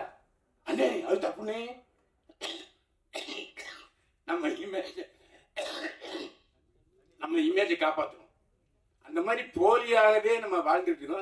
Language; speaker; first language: Tamil; native; Tamil